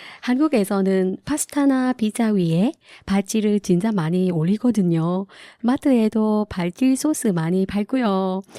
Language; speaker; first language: Korean; non-native, fluent; Vietnamese